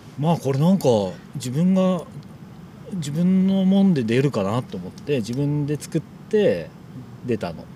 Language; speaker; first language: Japanese; native; Japanese